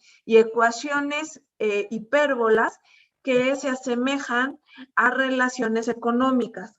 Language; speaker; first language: Spanish; native; Spanish